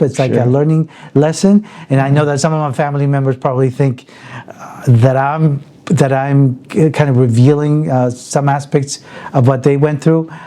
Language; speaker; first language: English; early bilingual, other home language; Spanish